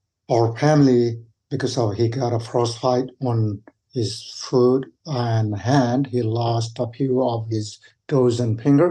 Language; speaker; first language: English; non-native, fluent; Sherpa